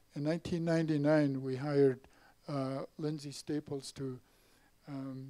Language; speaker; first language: English; native; English